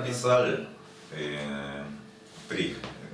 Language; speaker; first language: Russian; non-native, learner; Spanish